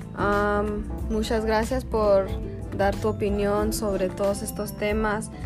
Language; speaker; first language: Spanish; early bilingual, heritage; Spanish